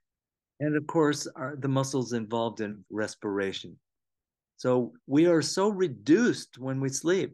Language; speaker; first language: English; native; English